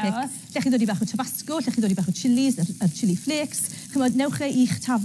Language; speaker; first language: Welsh; native; Welsh